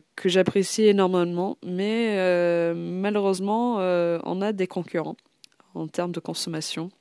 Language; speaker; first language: French; non-native, fluent; English